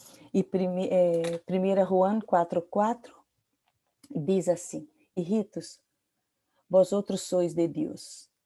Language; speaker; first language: Portuguese; non-native, learner; Spanish